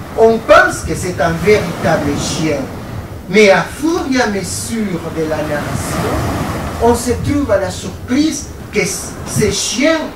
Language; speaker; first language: French; non-native, fluent; Spanish